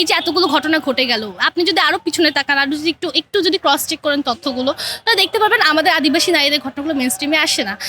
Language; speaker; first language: Bangla; non-native, local second language; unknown